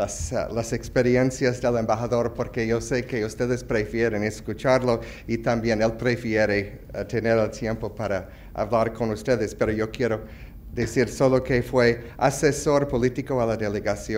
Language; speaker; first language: Spanish; non-native, fluent; English